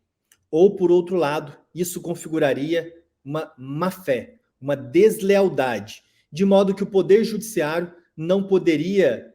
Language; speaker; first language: Portuguese; native; Portuguese